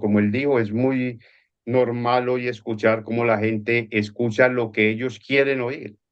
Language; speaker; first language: Spanish; native; Spanish